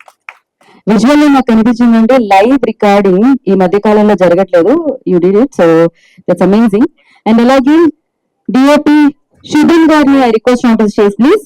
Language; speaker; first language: Telugu; native; Telugu